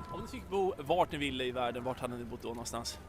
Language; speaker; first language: Swedish; native; Swedish